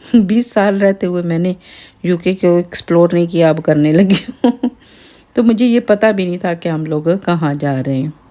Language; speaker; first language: Urdu; non-native, local second language; Pahari-Potwari